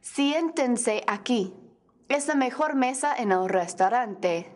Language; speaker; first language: Spanish; non-native, fluent; English